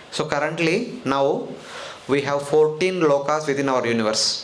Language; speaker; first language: English; non-native, local second language; Telugu